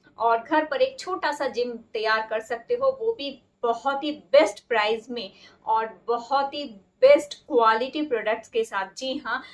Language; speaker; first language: Hindi; native; Hindi